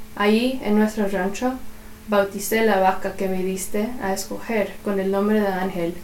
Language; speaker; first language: Spanish; early bilingual, other home language; English